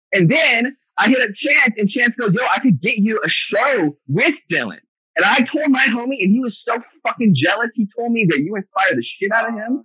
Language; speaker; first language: English; native; English